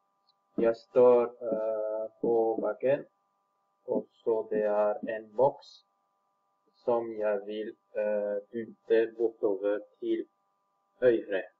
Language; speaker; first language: Norwegian; non-native, fluent; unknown